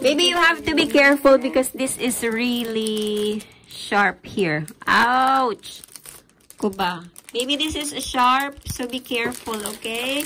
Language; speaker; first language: English; non-native, local second language; Filipino